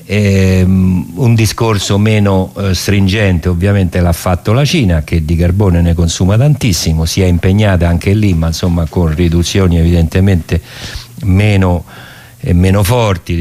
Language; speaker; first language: Italian; native; Italian